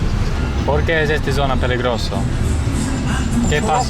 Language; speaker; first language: Spanish; non-native, learner; English